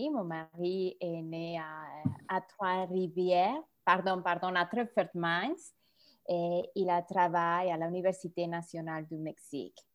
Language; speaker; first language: French; non-native, fluent; Spanish